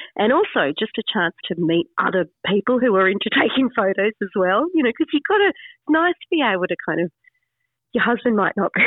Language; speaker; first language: English; native; English